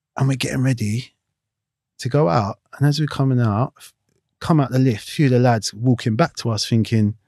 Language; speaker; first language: English; native; English